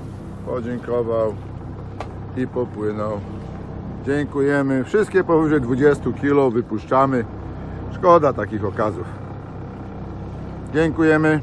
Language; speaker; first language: Polish; native; Polish